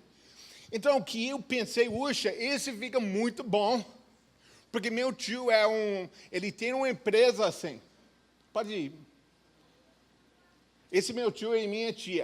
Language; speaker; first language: Portuguese; non-native, fluent; English